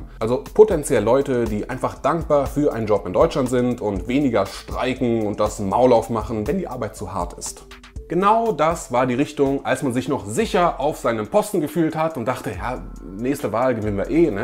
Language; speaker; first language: German; native; German